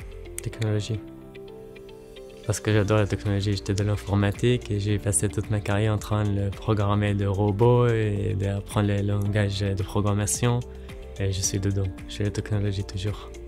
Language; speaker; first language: French; non-native, learner; Arabic